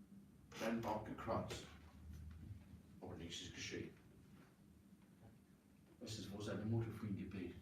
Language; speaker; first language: German; non-native, fluent; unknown